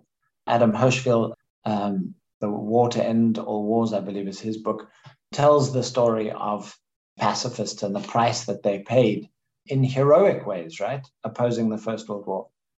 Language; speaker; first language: English; native; English